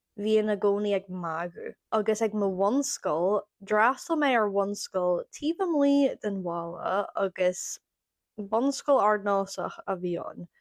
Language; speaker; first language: Irish; non-native, local second language; English